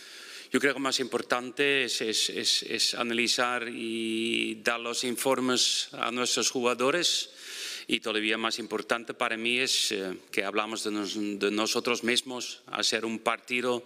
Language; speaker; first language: Spanish; non-native, fluent; Dutch